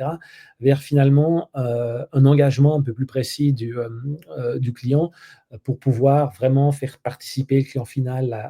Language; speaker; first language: French; native; French